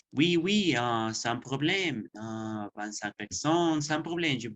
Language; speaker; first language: French; non-native, learner; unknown